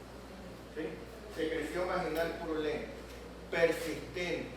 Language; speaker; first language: Spanish; native; Spanish